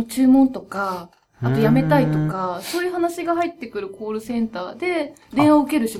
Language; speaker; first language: Japanese; native; Japanese